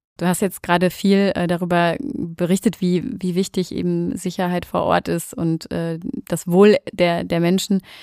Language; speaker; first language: German; native; German